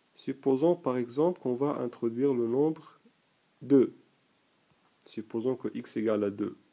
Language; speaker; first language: French; non-native, local second language; Arabic